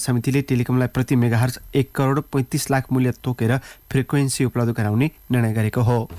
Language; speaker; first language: Nepali; native; Nepali